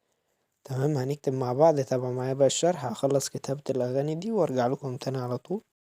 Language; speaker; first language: Arabic; native; Arabic